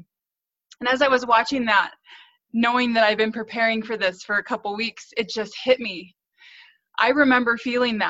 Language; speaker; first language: English; native; English